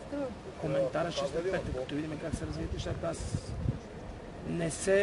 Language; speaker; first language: Bulgarian; native; Bulgarian